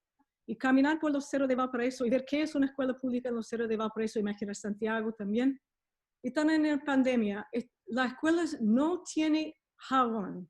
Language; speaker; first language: Spanish; non-native, fluent; English